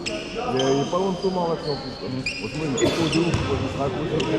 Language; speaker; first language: French; native; French